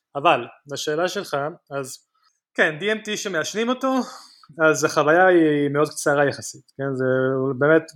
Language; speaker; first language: Hebrew; non-native, fluent; Spanish